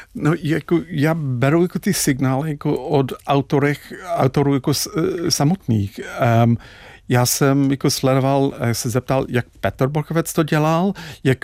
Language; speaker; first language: Czech; non-native, fluent; English